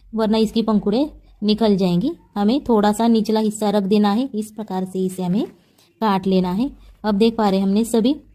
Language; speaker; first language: Hindi; non-native, local second language; Marathi